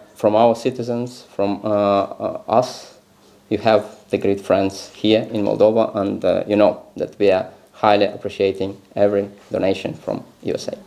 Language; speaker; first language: English; non-native, learner; Romanian